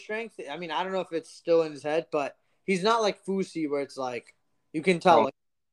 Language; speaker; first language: English; early bilingual, other home language; Gujarati